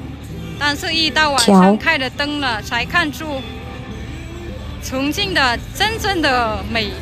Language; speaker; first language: Chinese; non-native, fluent; Vietnamese